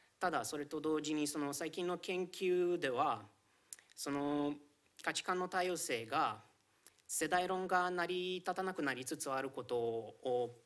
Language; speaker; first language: Japanese; non-native, fluent; Romanian